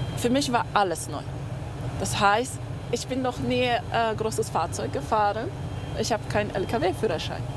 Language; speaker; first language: German; early bilingual, other home language; Polish